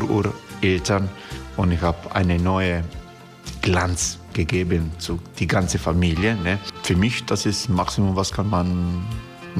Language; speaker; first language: German; non-native, fluent; Croatian